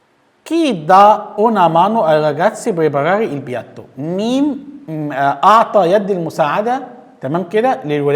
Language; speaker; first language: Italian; non-native, fluent; Arabic